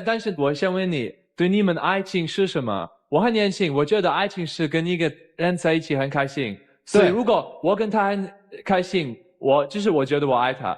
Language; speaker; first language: Chinese; non-native, fluent; German